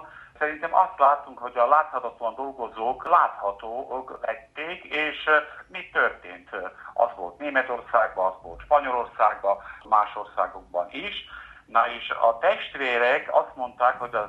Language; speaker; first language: Hungarian; early bilingual, heritage; Hungarian